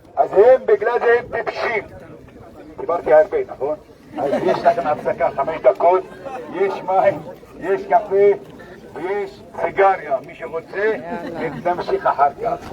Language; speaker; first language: Hebrew; non-native, local second language; Arabic